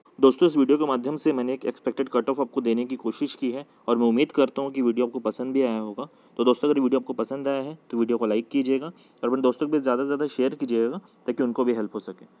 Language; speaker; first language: Hindi; native; Hindi